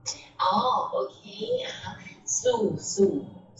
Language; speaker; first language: English; non-native, learner; Thai